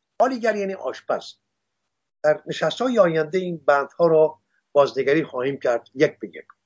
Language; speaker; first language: Persian; non-native, local second language; Assyrian Neo-Aramaic